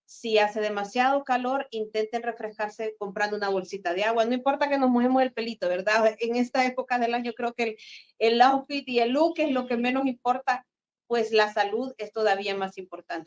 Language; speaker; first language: Spanish; native; Spanish